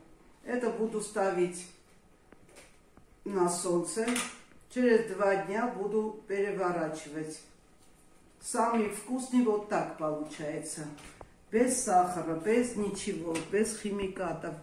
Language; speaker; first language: Russian; non-native, fluent; Armenian